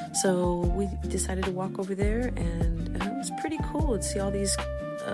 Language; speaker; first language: English; native; English